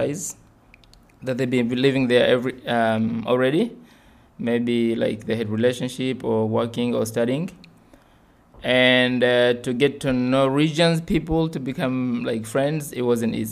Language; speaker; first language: English; non-native, local second language; Swahili